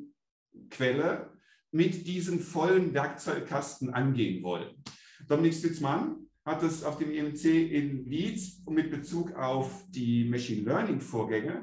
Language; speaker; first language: German; native; German